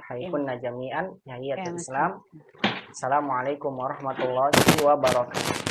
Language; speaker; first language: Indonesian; native; Indonesian